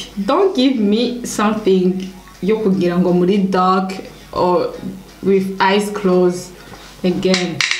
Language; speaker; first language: English; non-native, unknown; Rundi